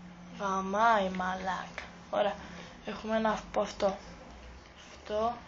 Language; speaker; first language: Greek; native; Greek